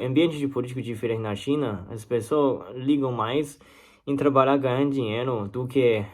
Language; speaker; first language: Portuguese; non-native, learner; Chinese